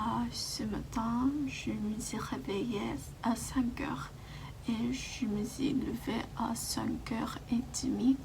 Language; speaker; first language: French; non-native, learner; Japanese